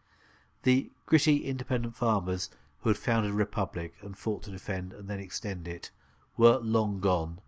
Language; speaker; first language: English; native; English